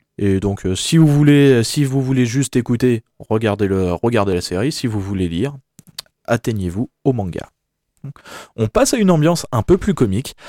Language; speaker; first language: French; native; French